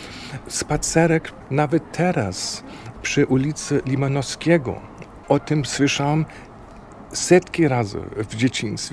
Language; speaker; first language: Polish; non-native, fluent; German